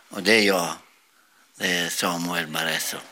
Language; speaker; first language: Swedish; non-native, learner; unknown